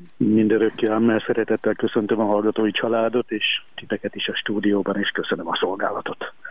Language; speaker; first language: Hungarian; native; Hungarian